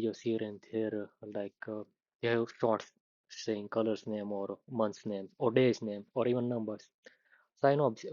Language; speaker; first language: English; non-native, fluent; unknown